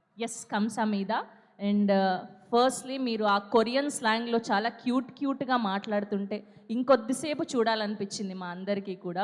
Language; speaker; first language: Telugu; native; Telugu